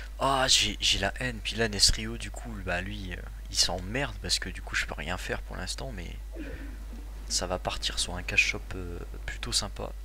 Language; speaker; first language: French; native; French